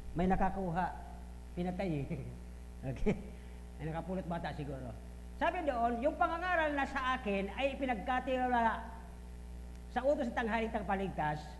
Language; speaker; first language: Filipino; non-native, local second language; Bikol